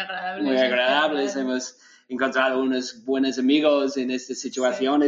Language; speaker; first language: Spanish; non-native, learner; English